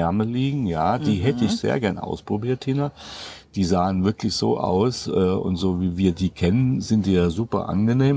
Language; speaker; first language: German; native; German